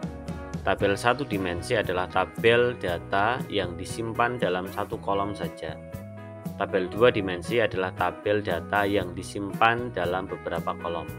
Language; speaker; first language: Indonesian; native; Indonesian